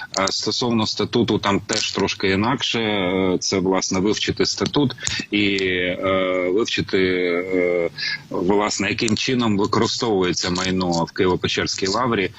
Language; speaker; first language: Ukrainian; native; Ukrainian